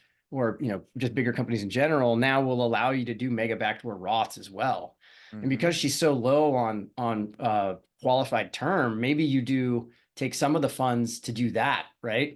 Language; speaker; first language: English; native; English